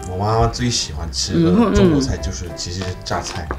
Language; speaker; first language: Chinese; non-native, fluent; Korean